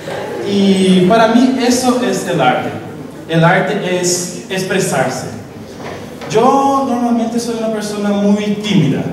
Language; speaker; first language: Spanish; non-native, local second language; Portuguese